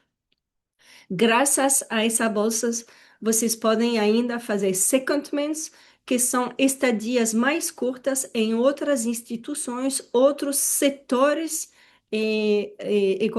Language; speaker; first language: Portuguese; non-native, fluent; French